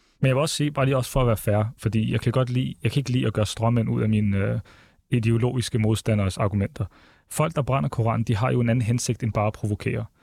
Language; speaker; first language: Danish; early bilingual, other home language; Arabic